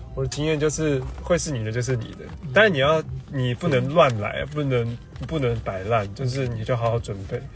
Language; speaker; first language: Chinese; native; Chinese